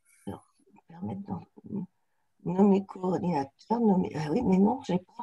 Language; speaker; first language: French; native; French